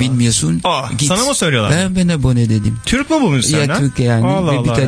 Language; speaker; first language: Turkish; non-native, learner; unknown